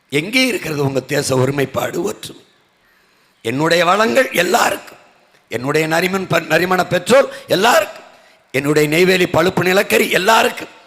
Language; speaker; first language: Tamil; native; Tamil